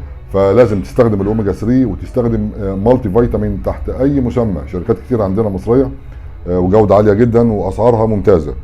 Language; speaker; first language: Arabic; native; Arabic